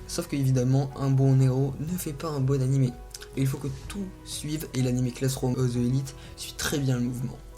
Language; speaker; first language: French; native; French